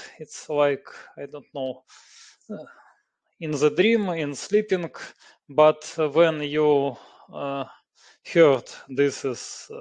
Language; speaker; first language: English; non-native, learner; Russian